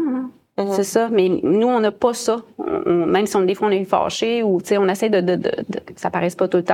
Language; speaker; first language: French; native; French